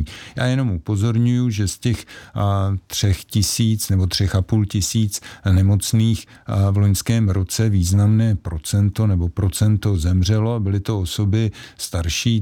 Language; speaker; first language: Czech; native; Czech